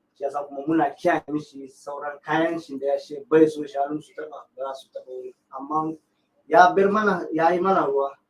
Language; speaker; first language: Hausa; non-native, local second language; Fula